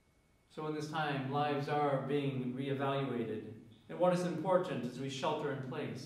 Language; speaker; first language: English; native; English